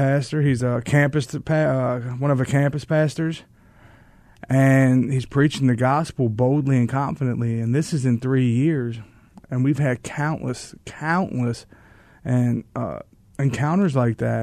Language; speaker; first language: English; native; English